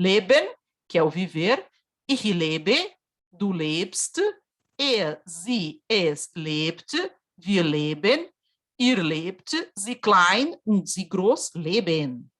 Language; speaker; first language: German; non-native, fluent; Portuguese